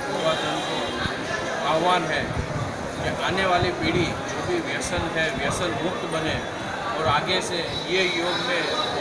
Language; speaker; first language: Hindi; non-native, local second language; Gujarati